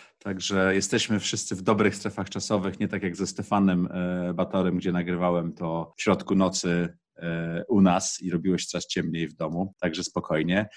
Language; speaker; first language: Polish; native; Polish